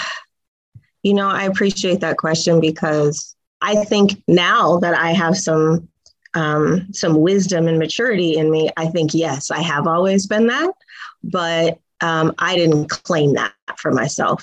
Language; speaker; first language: English; native; English